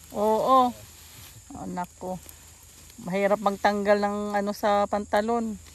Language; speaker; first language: Filipino; non-native, local second language; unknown